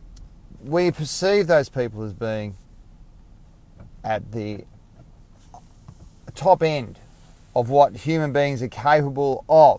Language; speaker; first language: English; native; English